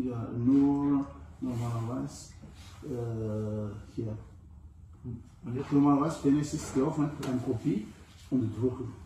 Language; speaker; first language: German; non-native, learner; Malagasy